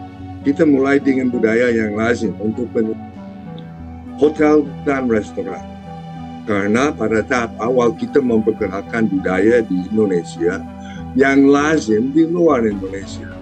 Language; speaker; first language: Indonesian; non-native, fluent; English